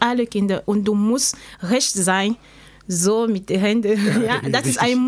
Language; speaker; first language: German; non-native, learner; French